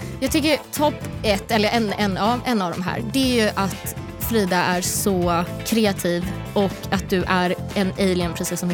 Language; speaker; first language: Swedish; native; Swedish